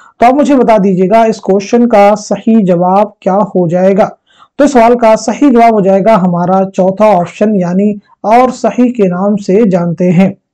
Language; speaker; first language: Hindi; native; Hindi